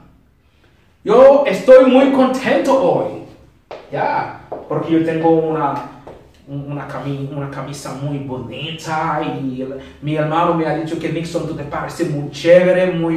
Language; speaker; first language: Spanish; non-native, learner; Haitian Creole